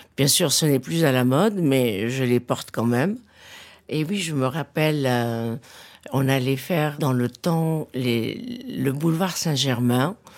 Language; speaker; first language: French; non-native, local second language; Arabic